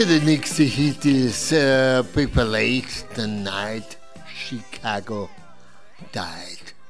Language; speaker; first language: German; native; German